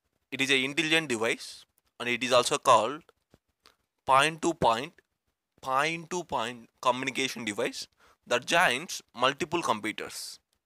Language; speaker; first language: English; non-native, local second language; Telugu